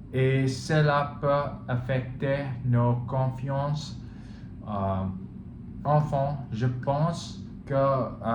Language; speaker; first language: French; non-native, learner; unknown